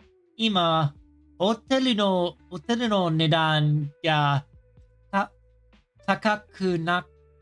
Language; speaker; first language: Japanese; non-native, learner; English